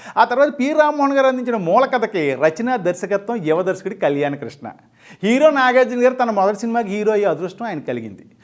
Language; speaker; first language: Telugu; native; Telugu